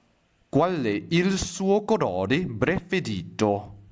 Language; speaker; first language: Italian; non-native, fluent; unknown